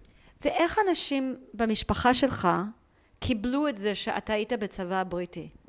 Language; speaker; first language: Hebrew; native; Hebrew